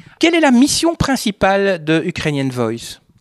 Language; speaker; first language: French; native; French